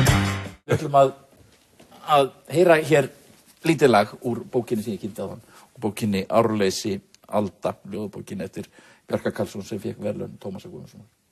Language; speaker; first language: Icelandic; native; Icelandic